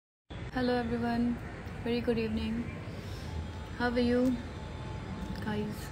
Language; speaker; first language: English; non-native, local second language; Hindi